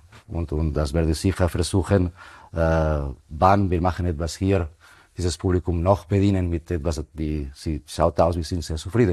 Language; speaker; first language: German; non-native, fluent; Spanish